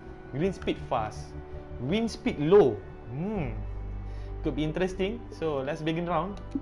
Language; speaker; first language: English; non-native, local second language; Malay